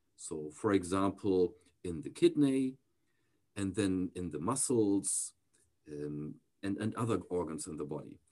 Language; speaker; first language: English; non-native, fluent; German